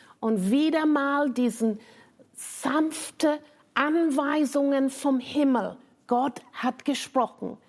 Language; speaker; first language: German; non-native, fluent; English